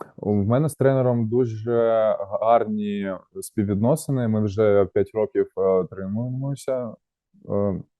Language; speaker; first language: Ukrainian; native; Ukrainian